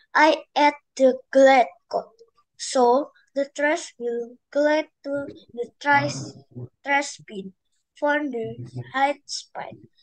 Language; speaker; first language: English; non-native, learner; Indonesian